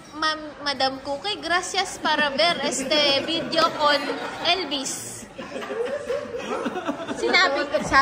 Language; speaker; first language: Spanish; non-native, learner; Filipino